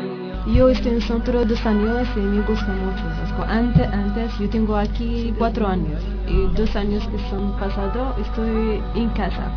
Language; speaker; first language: Spanish; non-native, learner; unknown